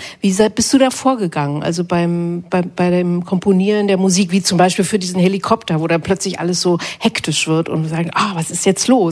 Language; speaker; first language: German; native; German